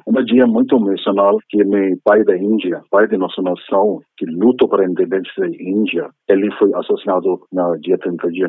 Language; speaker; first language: Portuguese; non-native, fluent; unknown